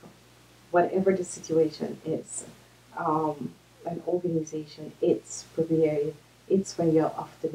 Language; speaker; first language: Dutch; non-native, fluent; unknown